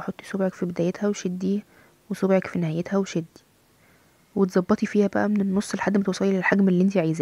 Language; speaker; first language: Arabic; native; Arabic